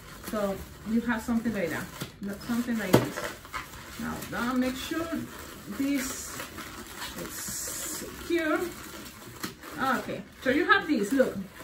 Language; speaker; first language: English; non-native, fluent; Spanish